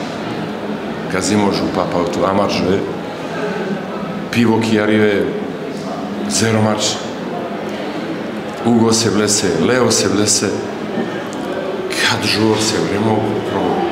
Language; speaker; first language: French; non-native, learner; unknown